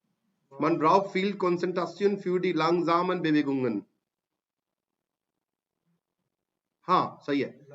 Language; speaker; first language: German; non-native, fluent; Hindi